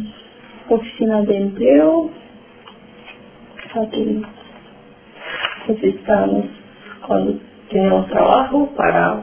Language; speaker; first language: Spanish; non-native, learner; Romanian